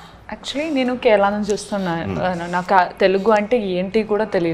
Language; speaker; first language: Telugu; non-native, learner; Malayalam